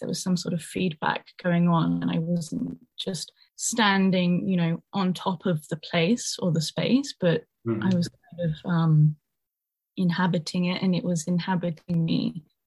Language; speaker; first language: English; native; English